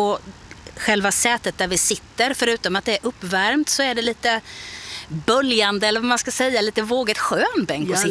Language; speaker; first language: Swedish; native; Swedish